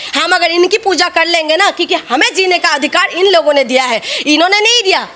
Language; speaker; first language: Hindi; non-native, local second language; Assamese